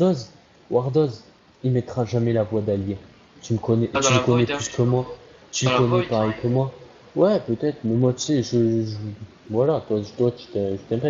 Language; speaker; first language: French; native; French